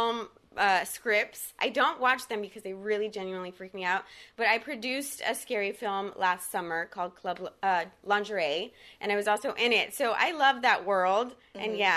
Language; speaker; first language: English; early bilingual, other home language; Spanish